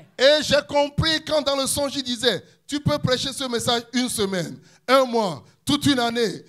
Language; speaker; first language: French; non-native, local second language; Ewe